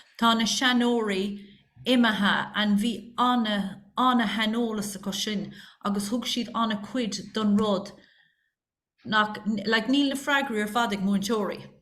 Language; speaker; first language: Irish; non-native, local second language; English